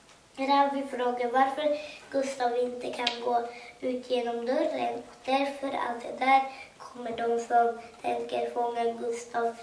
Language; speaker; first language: Swedish; early bilingual, other home language; Kurdish